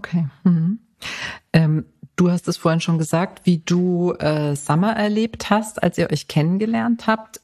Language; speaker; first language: German; native; German